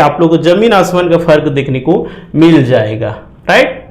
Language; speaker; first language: Hindi; native; Hindi